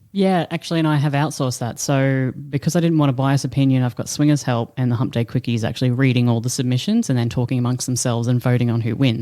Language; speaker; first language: English; native; English